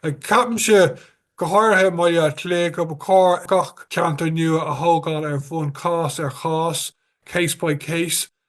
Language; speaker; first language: Irish; non-native, local second language; English